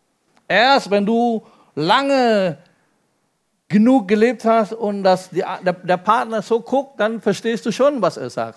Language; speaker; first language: German; non-native, fluent; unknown